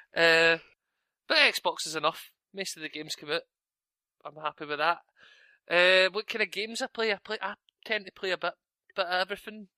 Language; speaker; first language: English; native; English